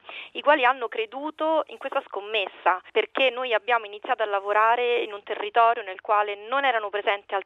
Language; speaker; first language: Italian; native; Italian